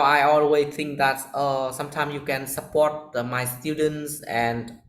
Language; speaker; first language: English; non-native, learner; Vietnamese